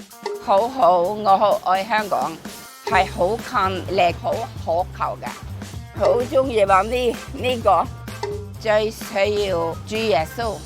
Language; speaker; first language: Cantonese; non-native, fluent; Norwegian